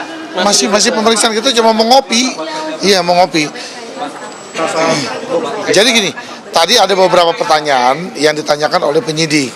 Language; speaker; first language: Indonesian; native; Indonesian